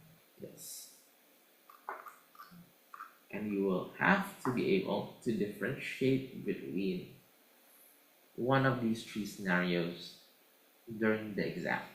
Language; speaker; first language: English; non-native, fluent; Indonesian